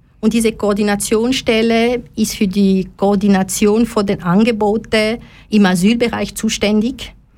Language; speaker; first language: German; non-native, fluent; Lingala